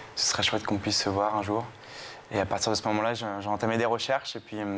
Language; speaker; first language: French; native; French